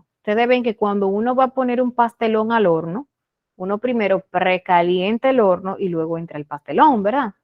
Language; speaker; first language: Spanish; native; Spanish